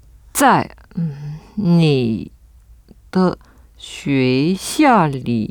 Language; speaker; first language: Chinese; non-native, learner; French